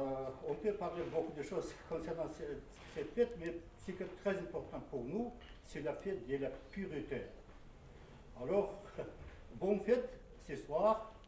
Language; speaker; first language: French; non-native, fluent; Kazakh